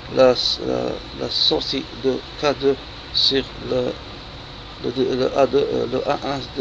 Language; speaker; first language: French; non-native, local second language; Arabic